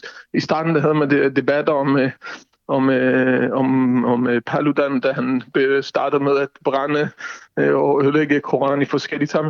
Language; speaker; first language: Danish; non-native, fluent; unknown